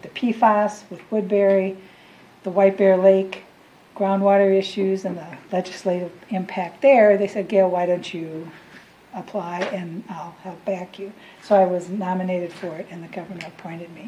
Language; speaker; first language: English; native; English